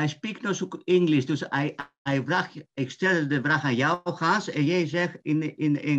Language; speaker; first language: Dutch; non-native, fluent; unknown